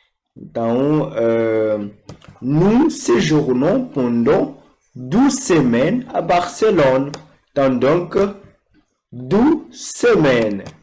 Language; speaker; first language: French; non-native, fluent; Portuguese